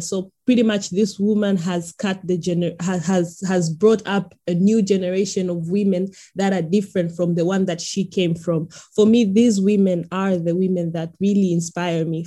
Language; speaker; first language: English; non-native, local second language; Swahili